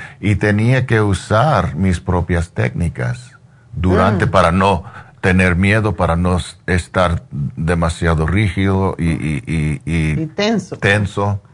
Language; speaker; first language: Spanish; non-native, learner; English